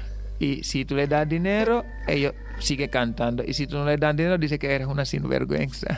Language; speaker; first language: Spanish; non-native, fluent; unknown